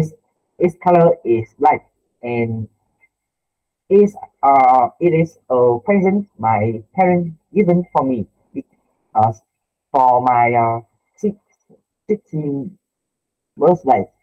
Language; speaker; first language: English; non-native, learner; Vietnamese